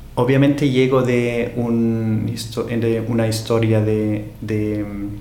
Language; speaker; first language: Spanish; non-native, fluent; German